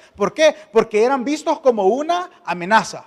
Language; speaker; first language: Spanish; native; Spanish